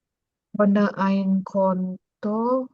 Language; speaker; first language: German; non-native, learner; Indonesian